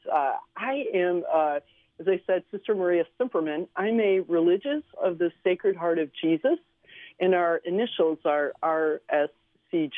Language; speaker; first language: English; early bilingual, other home language; Slovenian